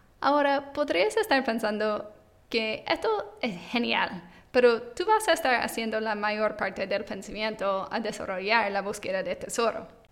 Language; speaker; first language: Spanish; non-native, fluent; English